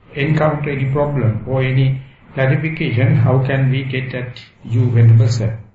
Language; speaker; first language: English; non-native, local second language; Sinhala